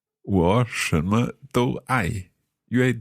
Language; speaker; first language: Chinese; non-native, learner; English